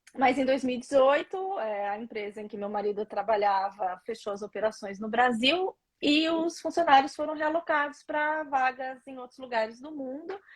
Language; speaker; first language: Portuguese; native; Portuguese